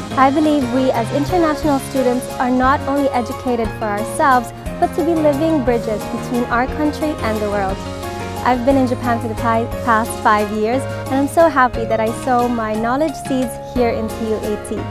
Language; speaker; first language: English; non-native, local second language; Cebuano